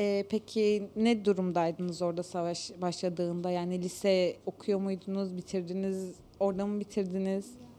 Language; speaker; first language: Turkish; native; Turkish